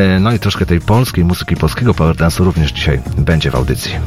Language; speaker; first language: Polish; native; Polish